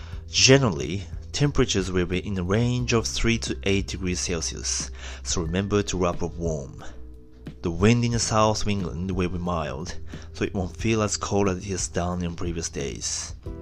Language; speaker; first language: English; non-native, learner; Japanese